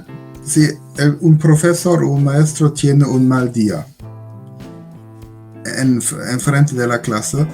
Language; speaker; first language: Spanish; non-native, learner; German